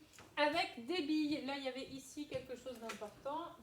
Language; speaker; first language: French; native; French